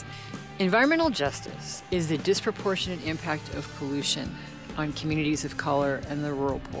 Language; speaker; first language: English; native; English